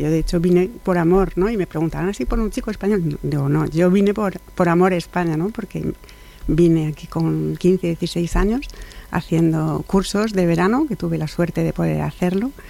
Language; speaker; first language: Spanish; non-native, fluent; French